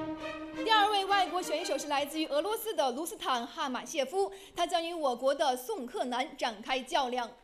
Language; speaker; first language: Chinese; native; Chinese